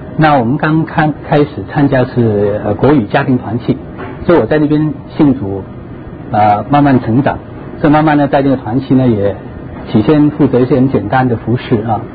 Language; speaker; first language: Chinese; non-native, local second language; Cantonese